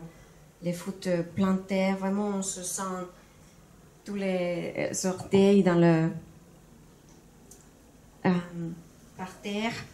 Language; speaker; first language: French; non-native, fluent; Finnish